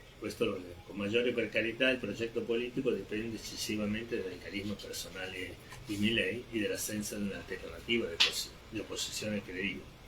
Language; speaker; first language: Italian; non-native, fluent; Spanish